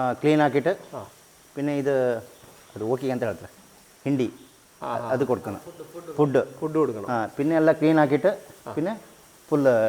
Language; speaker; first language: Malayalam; non-native, learner; Kannada